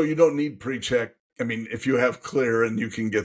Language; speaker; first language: English; native; English